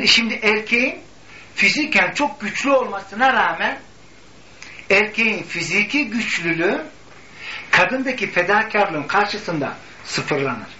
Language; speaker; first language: Turkish; native; Turkish